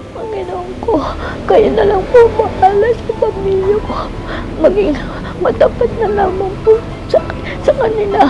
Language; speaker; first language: Filipino; native; Filipino